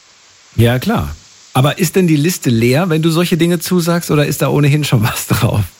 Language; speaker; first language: German; native; German